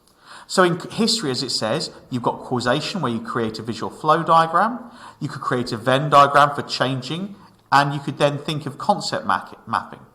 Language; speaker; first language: English; native; English